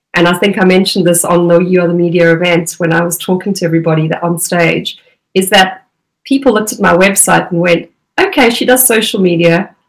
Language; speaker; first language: English; native; English